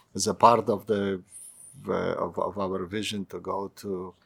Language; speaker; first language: English; non-native, fluent; Polish